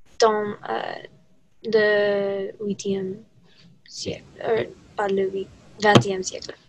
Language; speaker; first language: French; non-native, learner; English